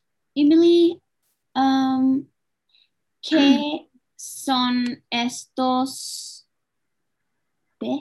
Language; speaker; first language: Spanish; non-native, learner; English